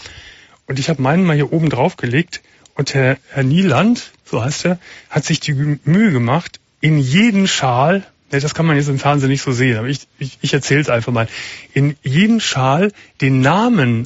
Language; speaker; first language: German; native; German